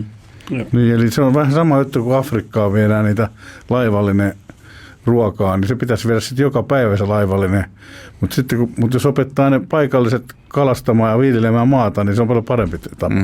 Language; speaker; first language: Finnish; native; Finnish